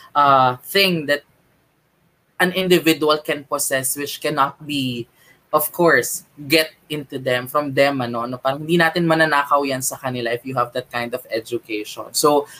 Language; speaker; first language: English; non-native, local second language; Filipino